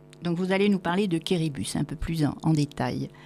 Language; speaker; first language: French; native; French